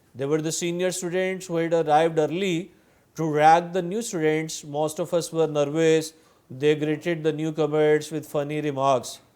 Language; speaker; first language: English; non-native, local second language; Urdu